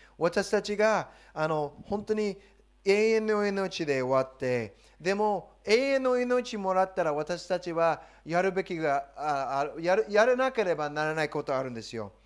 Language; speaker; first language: Japanese; non-native, fluent; English